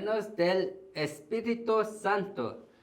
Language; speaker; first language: Spanish; non-native, learner; Korean